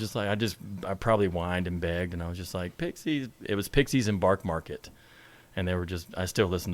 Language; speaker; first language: English; native; English